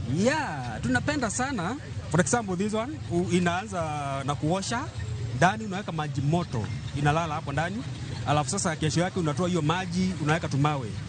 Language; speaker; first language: Swahili; non-native, local second language; Kamba